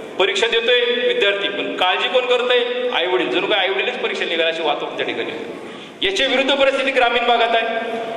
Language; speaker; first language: Marathi; native; Marathi